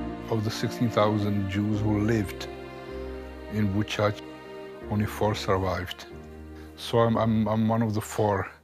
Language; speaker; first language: English; non-native, fluent; Czech